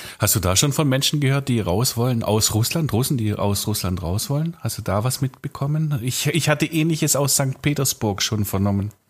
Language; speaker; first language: German; native; German